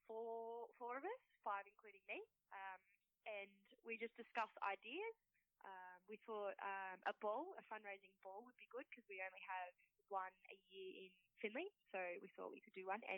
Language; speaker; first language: English; native; English